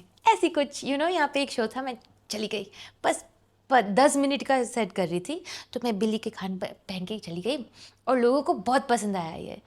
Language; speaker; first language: Hindi; non-native, local second language; English